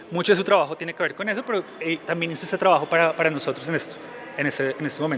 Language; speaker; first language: Spanish; native; Spanish